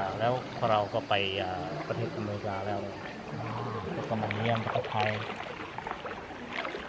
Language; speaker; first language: Thai; non-native, learner; Hmong